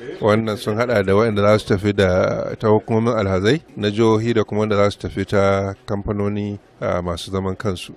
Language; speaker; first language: Hausa; native; Hausa